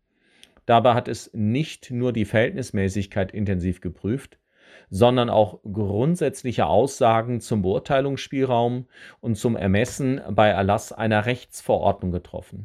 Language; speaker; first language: German; native; German